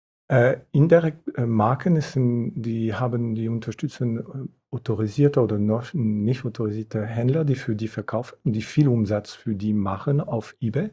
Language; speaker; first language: German; non-native, fluent; French